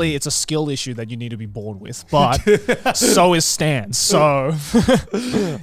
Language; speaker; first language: English; native; English